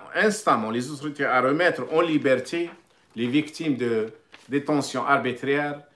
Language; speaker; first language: French; non-native, local second language; Arabic